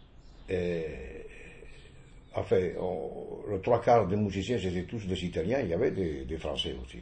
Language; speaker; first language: French; non-native, fluent; Italian